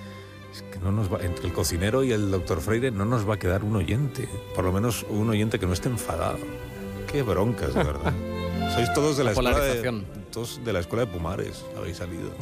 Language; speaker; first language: Spanish; native; Spanish